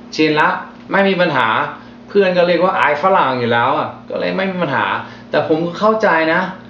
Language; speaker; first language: Thai; non-native, fluent; English